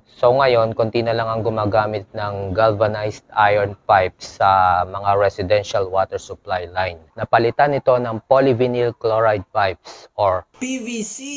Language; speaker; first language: Filipino; native; Filipino